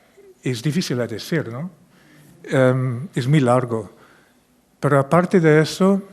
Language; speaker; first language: Spanish; non-native, fluent; English